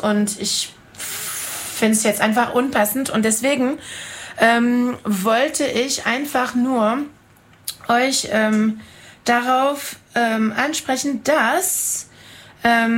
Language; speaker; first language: German; non-native, fluent; French